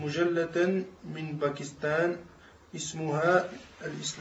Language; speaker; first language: Arabic; non-native, learner; French